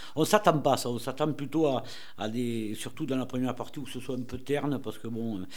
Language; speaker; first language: French; native; French